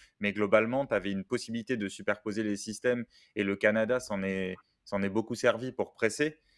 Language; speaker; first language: French; native; French